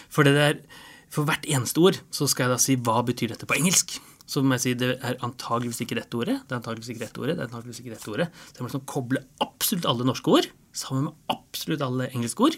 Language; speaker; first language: Norwegian; native; Norwegian